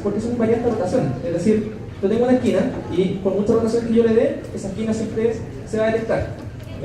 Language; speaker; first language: Spanish; native; Spanish